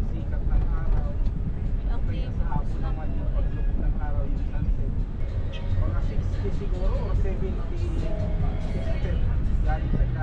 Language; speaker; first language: Filipino; non-native, local second language; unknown